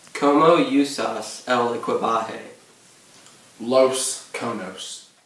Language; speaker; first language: Spanish; non-native, learner; English